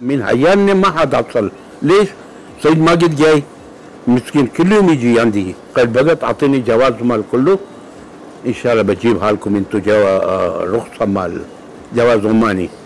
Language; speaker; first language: Arabic; non-native, local second language; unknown